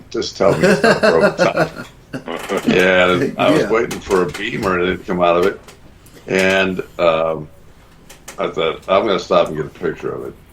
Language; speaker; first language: English; native; English